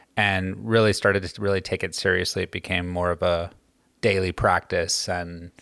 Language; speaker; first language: English; native; English